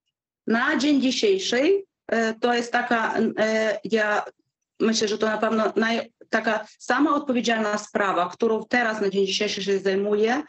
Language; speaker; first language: Polish; non-native, fluent; Ukrainian